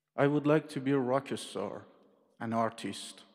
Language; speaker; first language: English; non-native, fluent; Persian